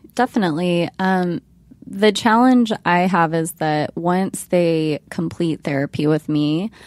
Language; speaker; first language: English; native; English